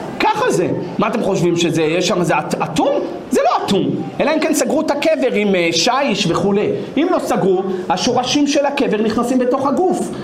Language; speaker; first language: Hebrew; native; Hebrew